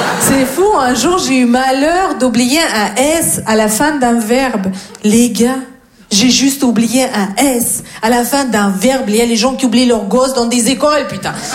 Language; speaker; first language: French; non-native, fluent; Russian